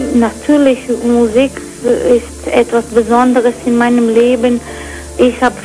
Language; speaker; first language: German; non-native, fluent; Croatian